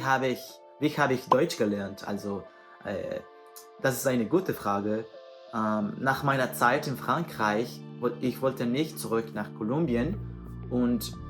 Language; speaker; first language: German; non-native, fluent; Spanish